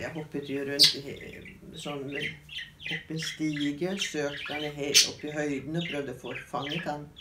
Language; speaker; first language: Norwegian; native; Norwegian